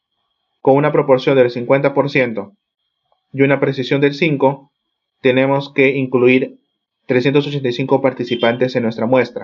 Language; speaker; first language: Spanish; native; Spanish